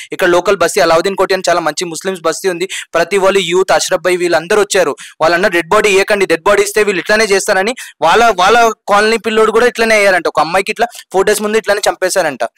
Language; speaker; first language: Telugu; non-native, local second language; Urdu